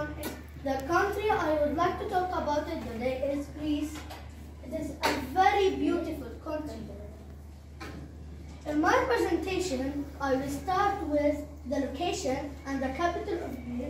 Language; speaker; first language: English; non-native, learner; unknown